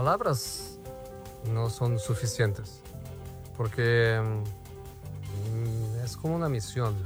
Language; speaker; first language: Spanish; non-native, fluent; Portuguese